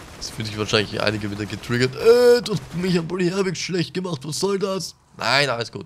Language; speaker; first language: German; native; German